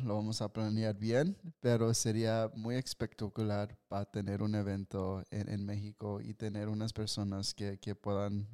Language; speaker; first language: Spanish; early bilingual, heritage; Spanish